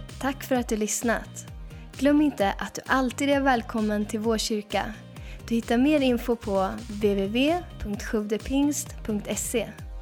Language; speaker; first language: Swedish; native; Swedish